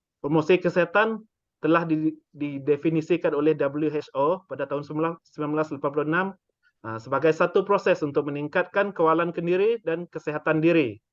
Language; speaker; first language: Malay; non-native, local second language; Iban